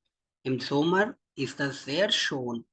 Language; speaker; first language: German; non-native, fluent; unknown